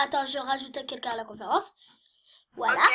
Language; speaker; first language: French; native; French